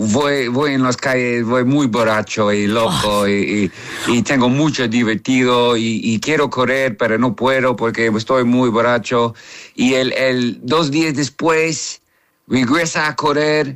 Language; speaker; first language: Spanish; non-native, learner; English